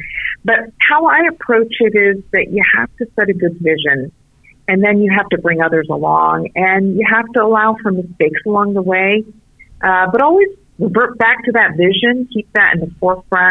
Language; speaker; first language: English; early bilingual, other home language; Arabic